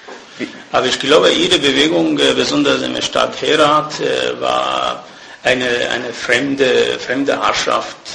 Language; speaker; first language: German; non-native, fluent; Persian